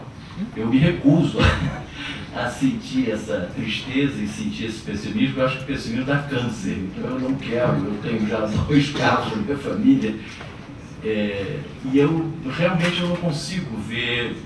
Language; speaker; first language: Portuguese; native; Portuguese